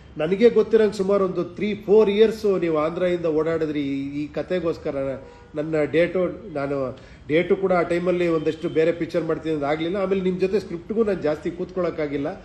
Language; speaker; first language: Kannada; native; Kannada